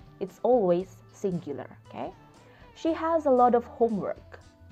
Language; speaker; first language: English; non-native, fluent; Indonesian